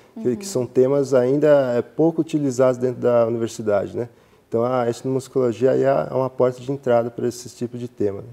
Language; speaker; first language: Portuguese; native; Portuguese